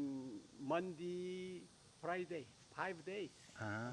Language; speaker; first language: English; non-native, learner; Korean